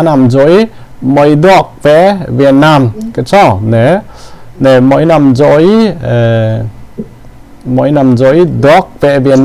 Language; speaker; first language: Vietnamese; non-native, learner; Korean